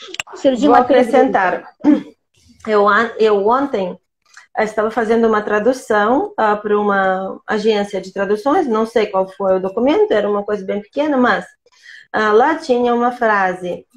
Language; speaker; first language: Portuguese; non-native, fluent; Russian